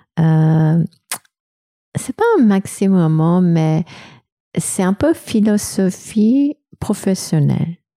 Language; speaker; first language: French; non-native, fluent; English